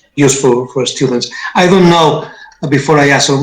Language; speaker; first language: English; non-native, fluent; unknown